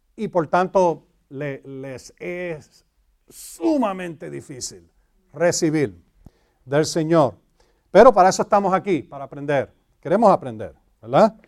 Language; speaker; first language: Spanish; early bilingual, heritage; Spanish